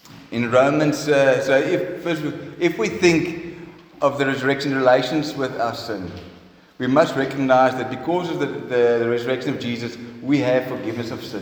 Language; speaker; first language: English; non-native, local second language; Afrikaans